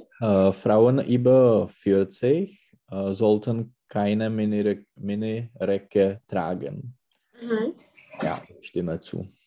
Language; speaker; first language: German; non-native, learner; Czech